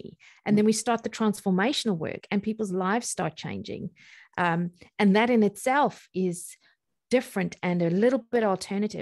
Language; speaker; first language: English; native; English